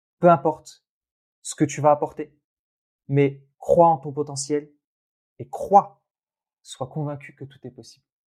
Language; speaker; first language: French; early bilingual, other home language; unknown